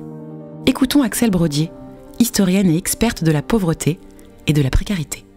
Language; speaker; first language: French; native; French